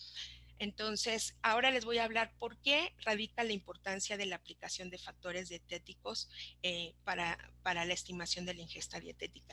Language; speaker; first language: Spanish; native; Spanish